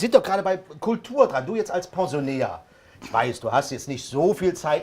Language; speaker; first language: German; native; German